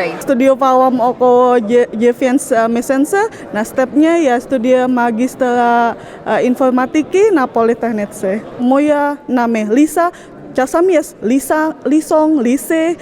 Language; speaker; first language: Polish; non-native, learner; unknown